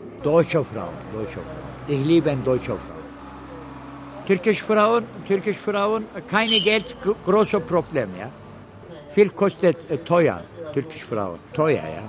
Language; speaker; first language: German; non-native, learner; Turkish